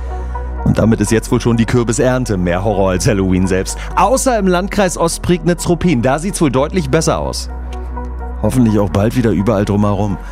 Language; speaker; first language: German; native; German